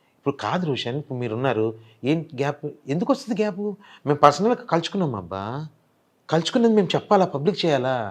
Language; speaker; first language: Telugu; native; Telugu